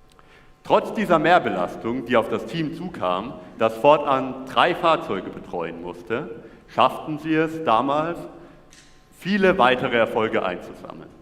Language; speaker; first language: German; native; German